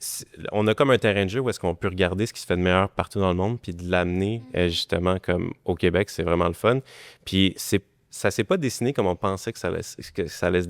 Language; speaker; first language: French; native; French